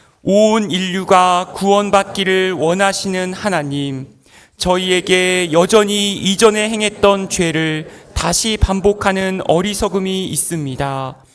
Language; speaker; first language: Korean; native; Korean